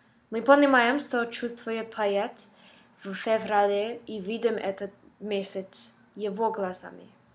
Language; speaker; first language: Russian; non-native, learner; English